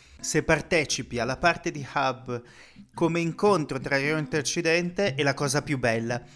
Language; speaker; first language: Italian; native; Italian